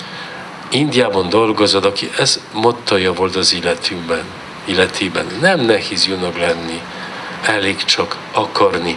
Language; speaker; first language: Hungarian; non-native, learner; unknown